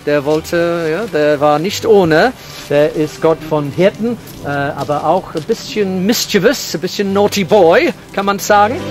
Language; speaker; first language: German; non-native, fluent; English